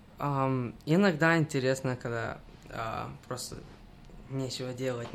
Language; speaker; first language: Russian; early bilingual, heritage; Russian